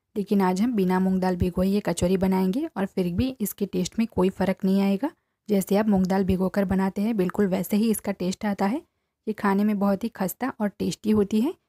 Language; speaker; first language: Hindi; non-native, local second language; Gujarati